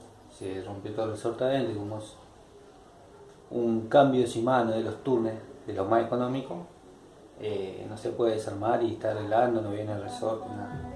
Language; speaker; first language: Spanish; native; Spanish